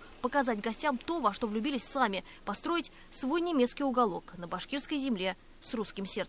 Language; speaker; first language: Russian; native; Russian